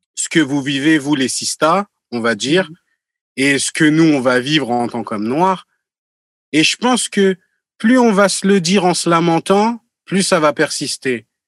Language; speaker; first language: French; native; French